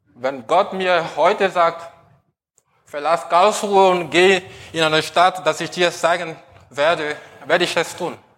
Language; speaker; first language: German; non-native, fluent; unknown